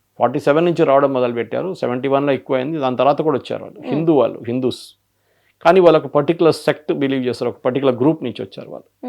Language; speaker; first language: Telugu; non-native, local second language; Malayalam